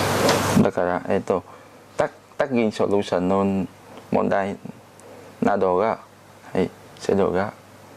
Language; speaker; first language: Japanese; non-native, learner; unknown